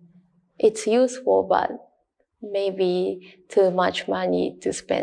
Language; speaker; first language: English; non-native, learner; Japanese